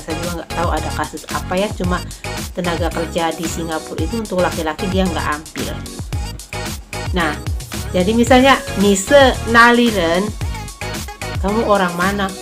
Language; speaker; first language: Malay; non-native, local second language; Javanese